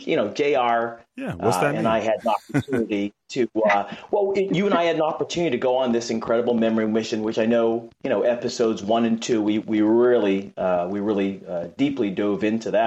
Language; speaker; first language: English; native; English